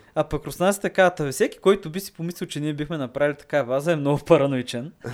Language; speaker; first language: Bulgarian; native; Bulgarian